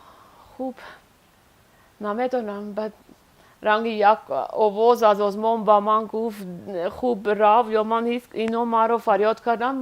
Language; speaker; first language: Persian; non-native, learner; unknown